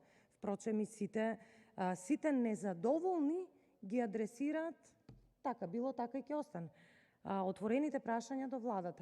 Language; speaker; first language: Macedonian; native; Macedonian